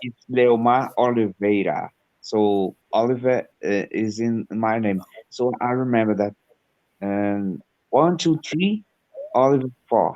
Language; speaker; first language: English; non-native, learner; Portuguese